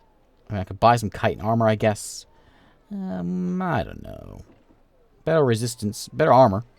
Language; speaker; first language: English; native; English